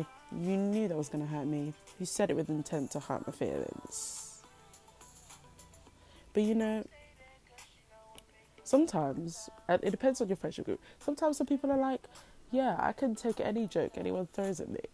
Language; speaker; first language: English; native; English